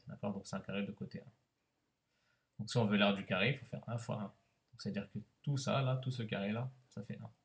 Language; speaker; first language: French; native; French